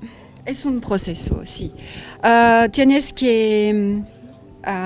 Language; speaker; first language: Spanish; non-native, learner; French